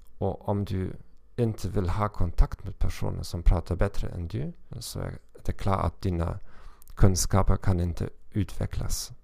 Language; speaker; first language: Swedish; non-native, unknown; German